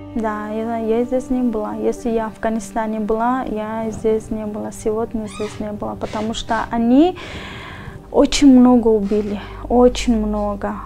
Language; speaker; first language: Russian; non-native, learner; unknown